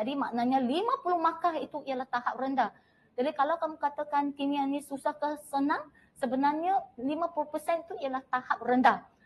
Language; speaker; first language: Malay; non-native, local second language; Chinese